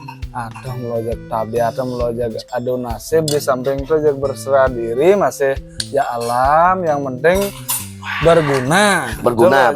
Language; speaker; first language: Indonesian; non-native, local second language; Balinese